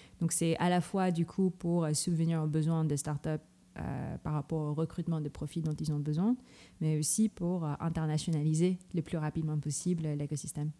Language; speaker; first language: French; non-native, fluent; Filipino